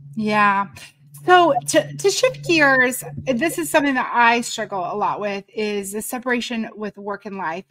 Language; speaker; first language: English; native; English